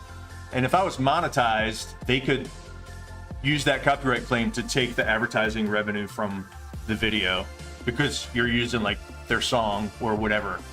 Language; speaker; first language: English; native; English